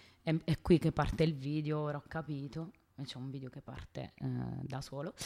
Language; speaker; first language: Italian; native; Italian